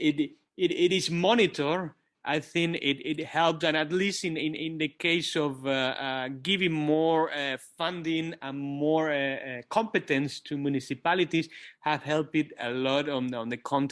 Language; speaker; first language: English; non-native, fluent; Kabuverdianu